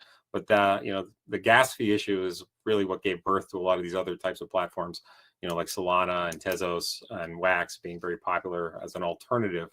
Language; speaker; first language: English; native; English